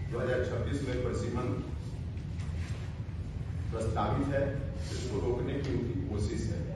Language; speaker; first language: Hindi; native; Hindi